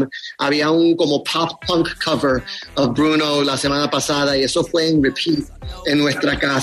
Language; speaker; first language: Spanish; early bilingual, heritage; Spanish